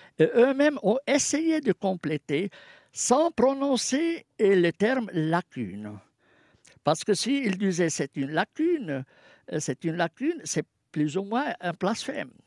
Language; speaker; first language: French; non-native, fluent; Arabic